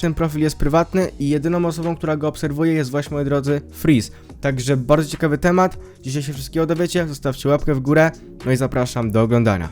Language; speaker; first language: Polish; native; Polish